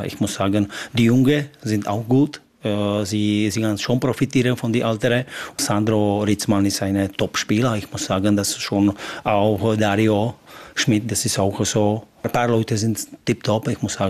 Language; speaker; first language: German; non-native, learner; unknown